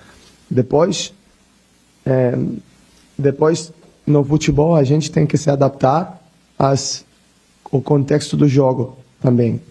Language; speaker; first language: Portuguese; non-native, learner; Italian